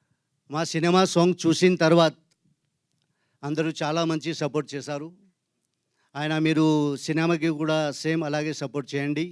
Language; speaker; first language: Telugu; non-native, learner; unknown